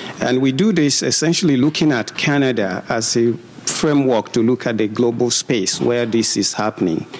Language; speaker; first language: English; non-native, local second language; Igbo